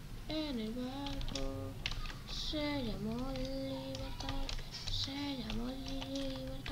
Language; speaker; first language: Spanish; native; Spanish